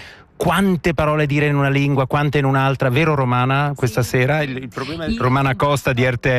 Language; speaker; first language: Italian; native; Italian